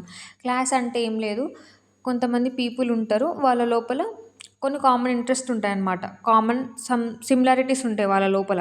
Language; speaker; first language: Telugu; native; Telugu